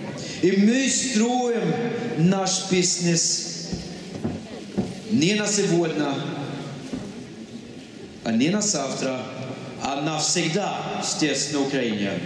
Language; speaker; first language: Russian; non-native, fluent; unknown